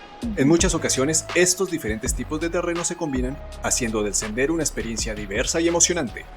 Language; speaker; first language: Spanish; native; Spanish